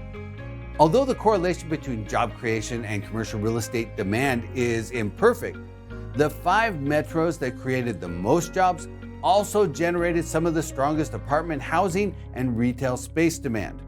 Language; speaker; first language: English; native; English